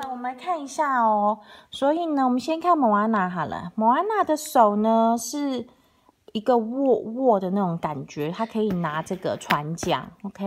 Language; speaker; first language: Chinese; native; Chinese